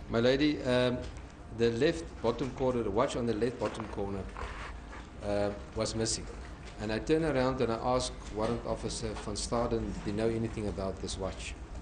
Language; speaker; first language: English; non-native, local second language; Afrikaans